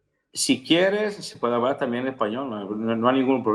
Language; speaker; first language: Spanish; non-native, fluent; Italian